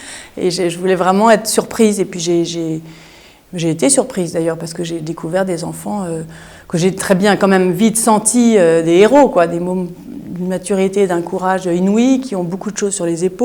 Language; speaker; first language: French; native; French